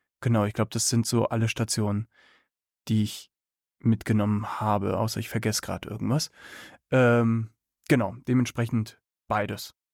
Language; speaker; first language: German; native; German